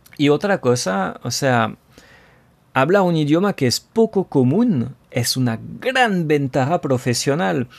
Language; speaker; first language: Spanish; non-native, fluent; French